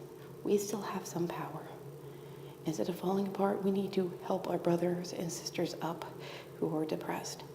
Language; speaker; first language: English; native; English